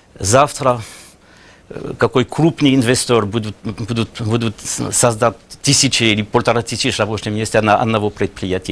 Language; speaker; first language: Russian; non-native, learner; French